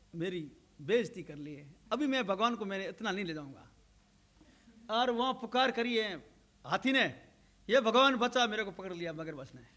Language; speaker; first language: Hindi; non-native, local second language; Rajasthani